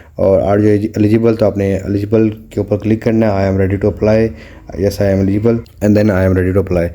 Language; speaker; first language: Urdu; non-native, local second language; Punjabi